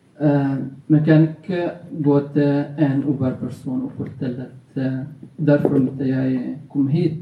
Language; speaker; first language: Norwegian; non-native, fluent; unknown